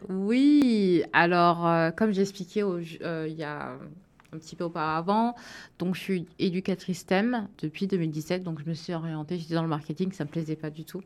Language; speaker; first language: French; early bilingual, other home language; Wolof